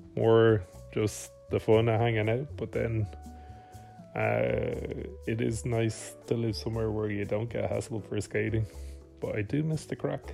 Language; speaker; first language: English; native; English